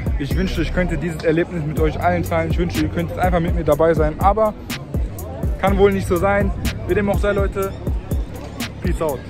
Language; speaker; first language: German; early bilingual, other home language; Turkish